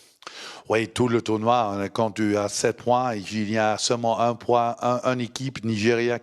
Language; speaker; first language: French; non-native, learner; Dutch